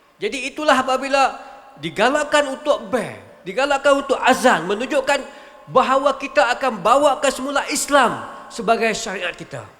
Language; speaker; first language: Malay; native; Malay